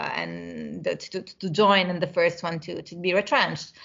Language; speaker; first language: English; non-native, fluent; Italian